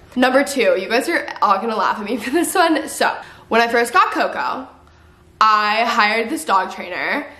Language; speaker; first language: English; native; English